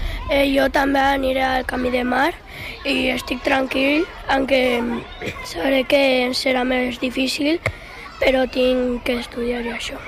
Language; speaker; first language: Catalan; non-native, local second language; Spanish